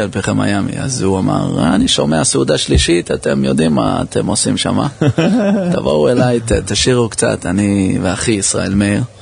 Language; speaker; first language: Hebrew; early bilingual, heritage; English